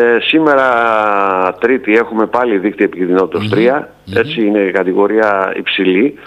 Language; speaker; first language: Greek; native; Greek